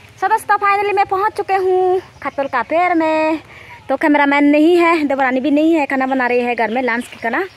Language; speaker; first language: Hindi; non-native, local second language; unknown